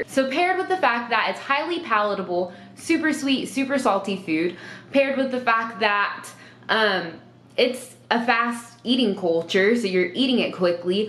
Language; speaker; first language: English; native; English